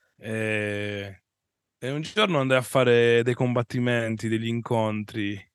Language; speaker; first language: Italian; native; Italian